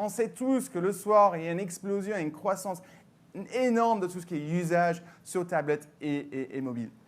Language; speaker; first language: French; non-native, fluent; English